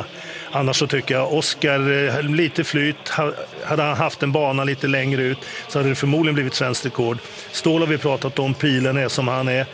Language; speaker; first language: Swedish; native; Swedish